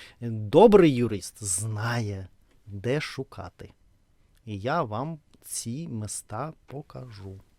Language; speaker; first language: Ukrainian; non-native, learner; Russian